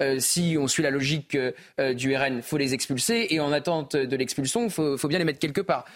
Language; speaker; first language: French; native; French